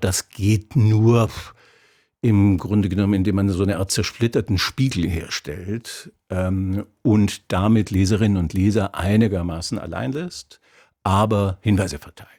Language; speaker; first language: German; native; German